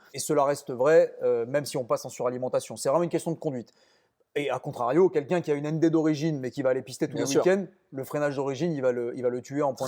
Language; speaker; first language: French; native; French